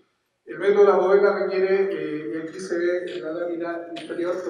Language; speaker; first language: Spanish; native; Spanish